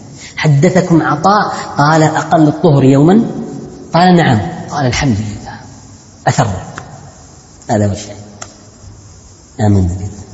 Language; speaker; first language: Arabic; non-native, fluent; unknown